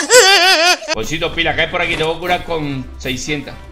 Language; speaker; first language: Spanish; native; Spanish